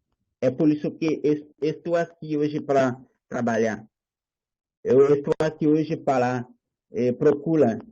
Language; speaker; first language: Portuguese; non-native, learner; Haitian Creole